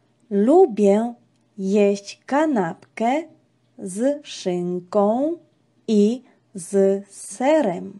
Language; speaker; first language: Polish; non-native, fluent; Georgian